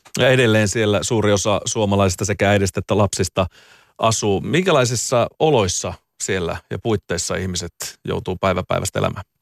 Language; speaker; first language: Finnish; native; Finnish